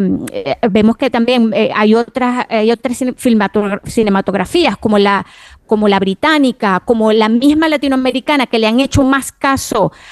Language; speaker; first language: Spanish; native; Spanish